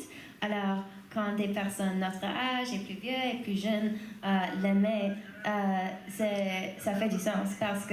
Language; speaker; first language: French; non-native, learner; English